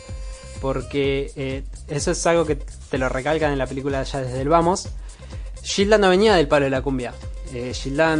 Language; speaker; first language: Spanish; native; Spanish